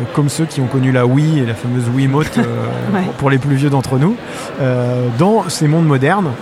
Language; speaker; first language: French; non-native, fluent; English